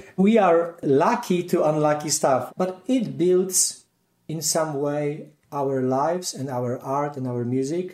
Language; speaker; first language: English; non-native, fluent; Polish